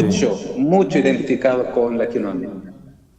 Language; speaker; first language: Spanish; early bilingual, heritage; German